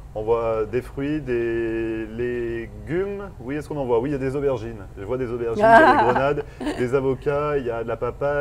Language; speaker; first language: French; native; French